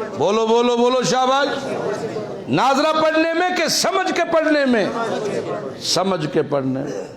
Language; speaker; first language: Urdu; non-native, local second language; Punjabi